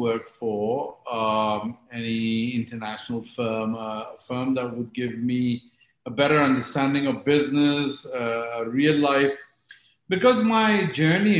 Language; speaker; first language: English; non-native, local second language; Hindi